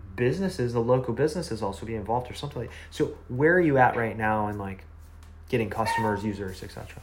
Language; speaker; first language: English; native; English